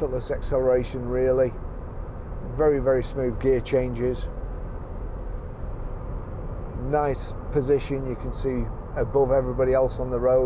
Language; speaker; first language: English; native; English